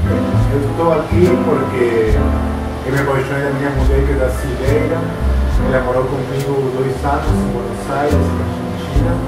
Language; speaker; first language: Portuguese; non-native, fluent; Spanish